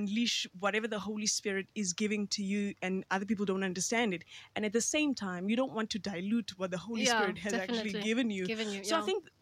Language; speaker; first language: English; non-native, local second language; Xhosa